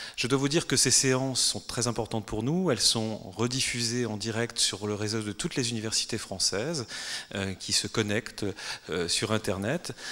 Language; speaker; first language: French; native; French